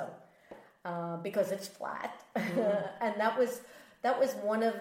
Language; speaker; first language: English; native; English